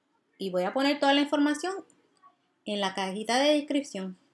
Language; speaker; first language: Spanish; early bilingual, heritage; Spanish